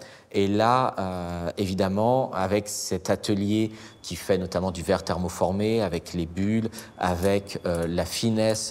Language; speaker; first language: French; native; French